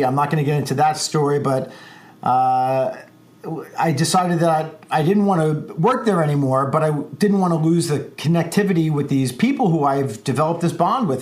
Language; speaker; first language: English; native; English